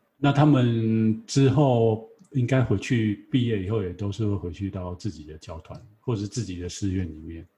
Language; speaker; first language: Chinese; native; Chinese